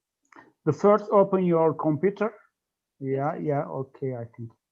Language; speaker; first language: English; non-native, fluent; Turkish